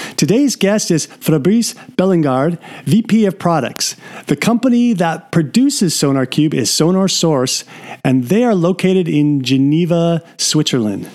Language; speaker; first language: English; native; English